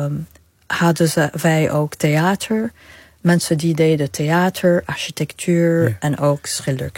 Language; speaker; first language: Dutch; non-native, fluent; Arabic